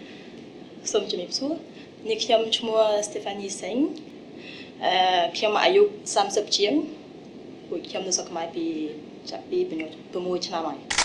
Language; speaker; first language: Khmer; early bilingual, heritage; French